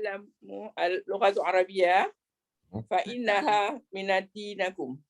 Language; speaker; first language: Arabic; non-native, learner; Malay